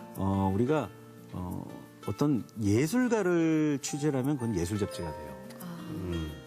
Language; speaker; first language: Korean; native; Korean